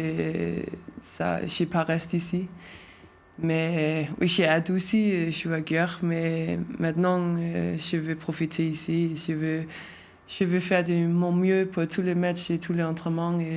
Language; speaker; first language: French; non-native, learner; Danish